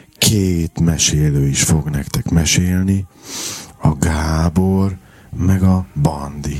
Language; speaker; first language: Hungarian; native; Hungarian